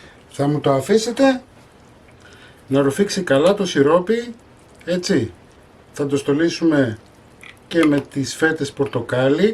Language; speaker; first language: Greek; native; Greek